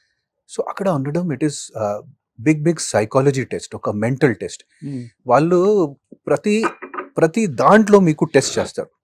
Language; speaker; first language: Telugu; non-native, fluent; Hindi